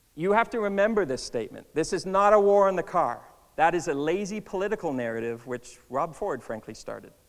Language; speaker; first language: English; native; English